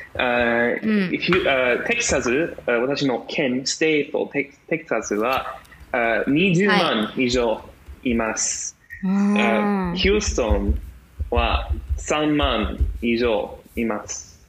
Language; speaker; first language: Japanese; non-native, fluent; English